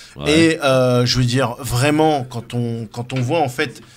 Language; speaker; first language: French; native; French